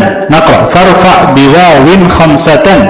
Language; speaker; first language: Arabic; non-native, fluent; Indonesian